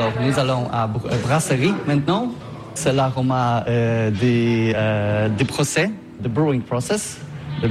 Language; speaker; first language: French; non-native, learner; Polish